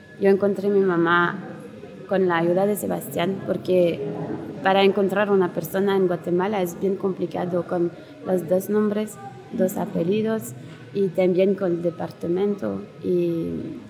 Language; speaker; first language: Spanish; non-native, learner; French